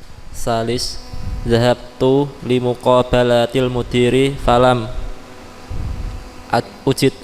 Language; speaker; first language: Arabic; non-native, learner; Indonesian